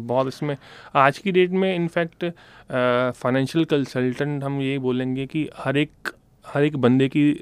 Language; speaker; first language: Hindi; non-native, local second language; Punjabi